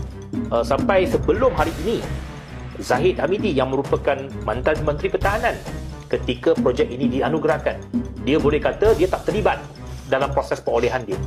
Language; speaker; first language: Malay; native; Malay